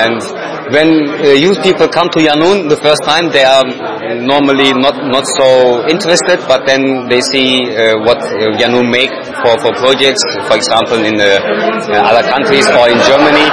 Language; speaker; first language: English; non-native, learner; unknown